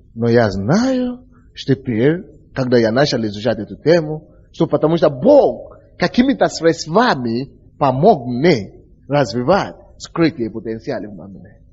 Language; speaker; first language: Russian; non-native, fluent; Yoruba